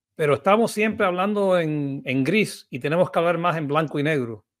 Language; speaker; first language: Spanish; early bilingual, heritage; Spanish